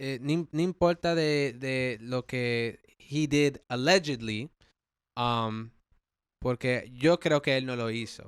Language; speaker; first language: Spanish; early bilingual, heritage; English